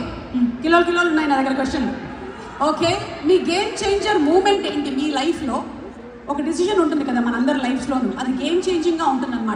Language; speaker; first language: Telugu; native; Telugu